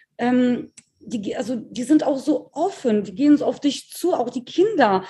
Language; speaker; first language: German; early bilingual, other home language; Polish